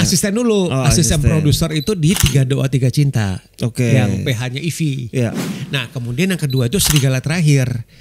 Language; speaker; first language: Indonesian; native; Indonesian